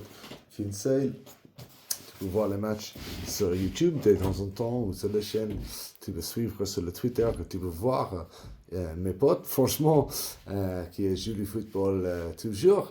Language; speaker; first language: French; non-native, learner; English